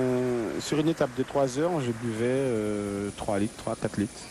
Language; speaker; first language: French; native; French